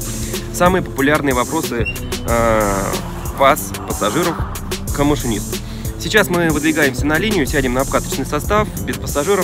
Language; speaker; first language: Russian; native; Russian